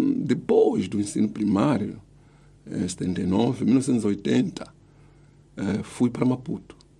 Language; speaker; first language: Portuguese; non-native, local second language; Tsonga